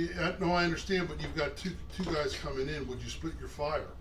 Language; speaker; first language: English; native; English